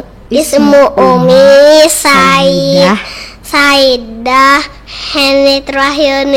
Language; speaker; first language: Arabic; non-native, learner; Indonesian